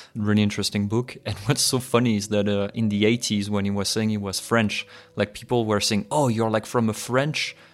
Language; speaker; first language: English; non-native, fluent; French